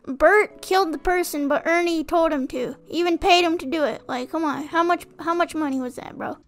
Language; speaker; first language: English; native; English